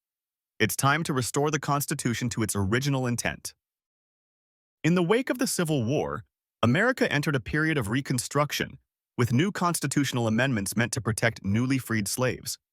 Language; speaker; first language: English; native; English